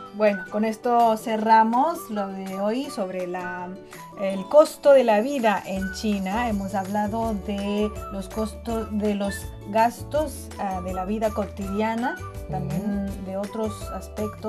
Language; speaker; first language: Spanish; non-native, fluent; Chinese